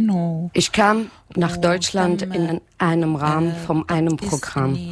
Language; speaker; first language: German; non-native, learner; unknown